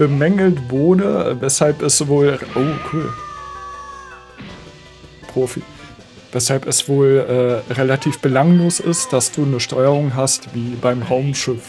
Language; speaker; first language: German; native; German